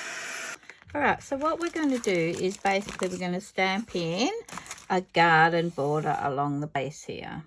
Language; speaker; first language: English; native; English